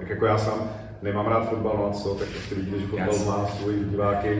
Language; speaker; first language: Czech; native; Czech